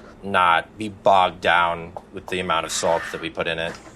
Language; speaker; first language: English; native; English